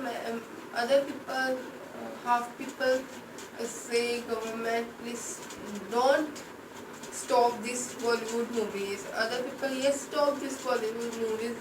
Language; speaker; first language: English; non-native, local second language; Hindi